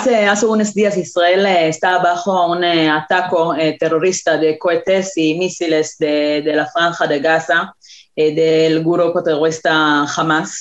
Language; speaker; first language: Spanish; non-native, fluent; Hebrew